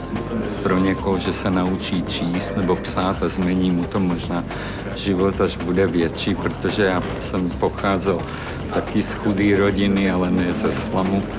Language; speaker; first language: Czech; non-native, local second language; Slovak